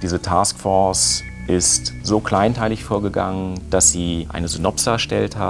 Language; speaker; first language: German; native; German